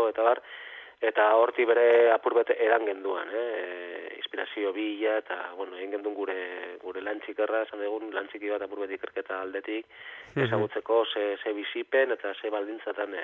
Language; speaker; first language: Basque; native; Basque